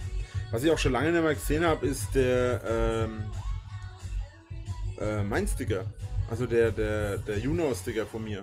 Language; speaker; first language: German; native; German